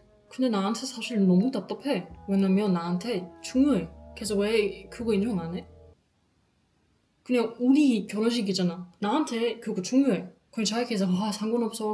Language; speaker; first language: Korean; non-native, fluent; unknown